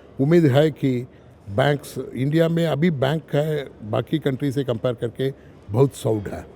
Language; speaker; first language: Hindi; non-native, local second language; Tamil